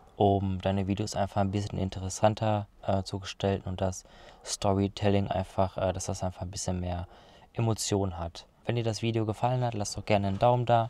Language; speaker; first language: German; native; German